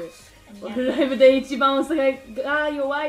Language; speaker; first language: Japanese; non-native, learner; English